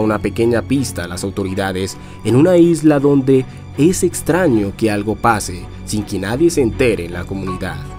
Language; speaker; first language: Spanish; native; Spanish